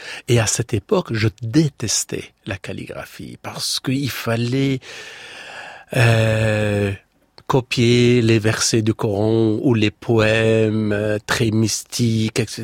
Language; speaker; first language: French; non-native, fluent; Persian